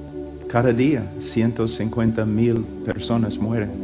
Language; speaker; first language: Spanish; non-native, fluent; English